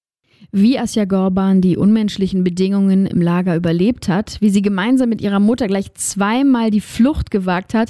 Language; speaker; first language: German; native; German